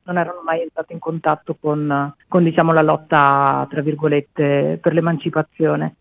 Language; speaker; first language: Italian; native; Italian